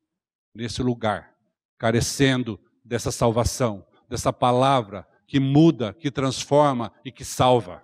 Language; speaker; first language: Portuguese; native; Portuguese